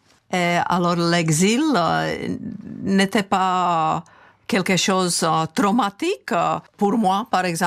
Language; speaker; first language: French; non-native, fluent; Czech